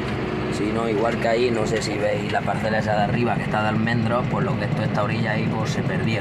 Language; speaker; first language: Spanish; native; Spanish